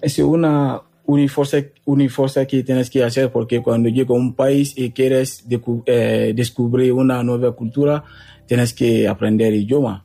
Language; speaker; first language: Spanish; non-native, learner; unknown